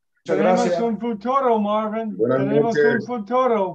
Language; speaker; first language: Spanish; non-native, learner; English